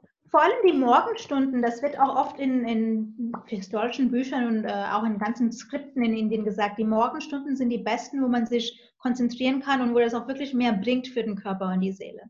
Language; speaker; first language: German; non-native, fluent; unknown